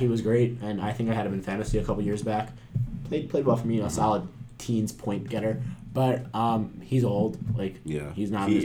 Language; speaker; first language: English; native; English